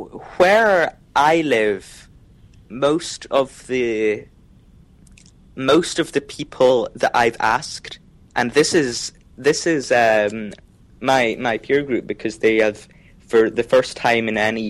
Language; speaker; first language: English; native; English